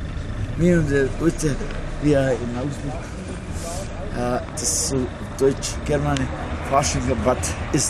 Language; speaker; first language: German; non-native, learner; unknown